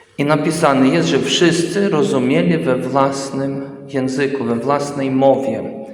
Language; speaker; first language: Polish; early bilingual, heritage; Polish